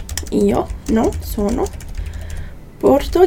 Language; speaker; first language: Italian; non-native, fluent; Portuguese